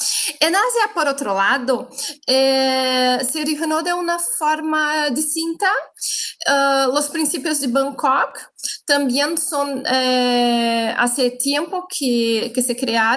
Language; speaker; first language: Spanish; non-native, fluent; Portuguese